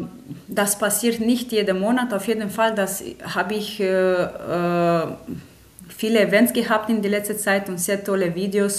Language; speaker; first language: German; non-native, fluent; Romanian